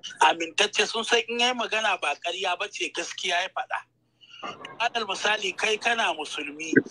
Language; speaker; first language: Hausa; native; Hausa